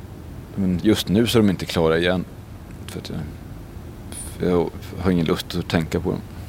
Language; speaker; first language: Swedish; native; Swedish